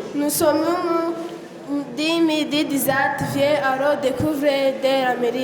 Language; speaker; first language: French; non-native, learner; Kinyarwanda